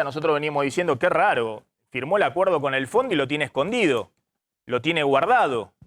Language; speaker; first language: Spanish; native; Spanish